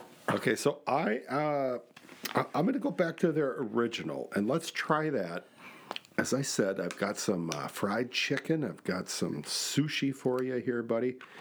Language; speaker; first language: English; native; English